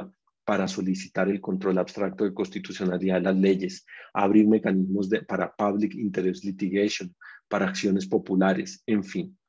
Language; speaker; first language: Spanish; native; Spanish